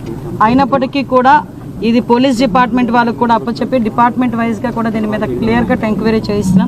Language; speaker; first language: Telugu; native; Telugu